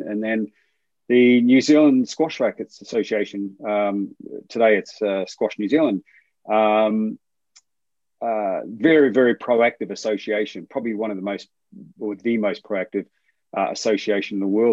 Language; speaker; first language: English; native; English